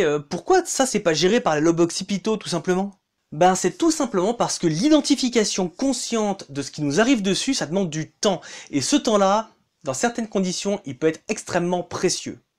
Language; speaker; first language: French; native; French